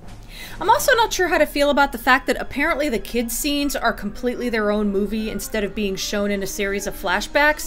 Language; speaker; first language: English; native; English